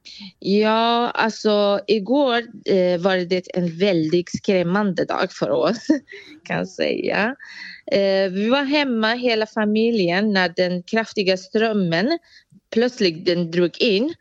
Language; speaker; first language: Swedish; non-native, fluent; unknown